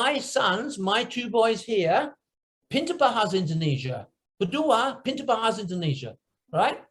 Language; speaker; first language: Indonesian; non-native, learner; English